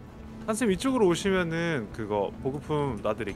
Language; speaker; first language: Korean; native; Korean